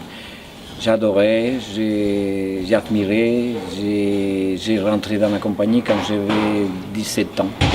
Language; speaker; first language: French; non-native, fluent; Spanish